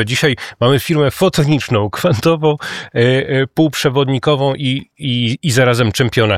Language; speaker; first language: Polish; native; Polish